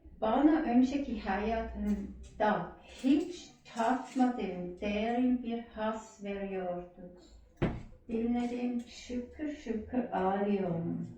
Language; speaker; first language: Turkish; non-native, learner; German